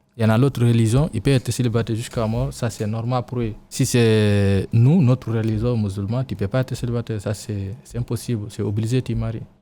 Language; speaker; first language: French; non-native, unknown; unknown